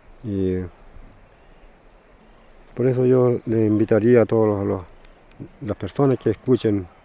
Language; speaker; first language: Spanish; non-native, local second language; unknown